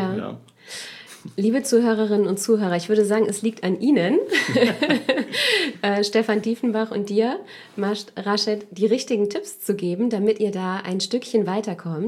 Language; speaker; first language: German; native; German